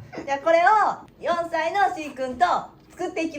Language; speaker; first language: Japanese; native; Japanese